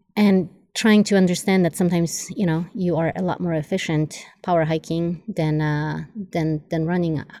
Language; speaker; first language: English; non-native, fluent; Polish